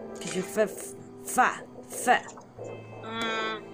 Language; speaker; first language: French; non-native, learner; Spanish